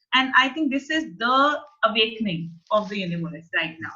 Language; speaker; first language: English; non-native, local second language; Punjabi